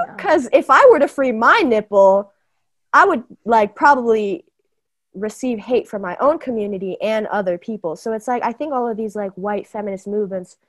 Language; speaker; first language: English; early bilingual, other home language; Chinese